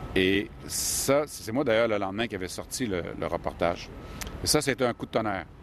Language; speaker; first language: French; native; French